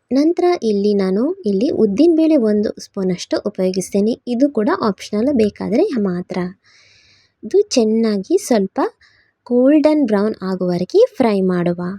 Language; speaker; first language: Kannada; non-native, local second language; Tulu